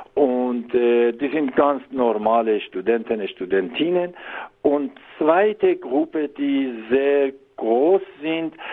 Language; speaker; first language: German; non-native, learner; Persian